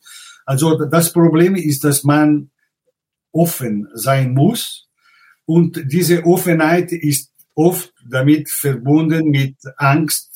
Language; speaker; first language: German; non-native, fluent; Italian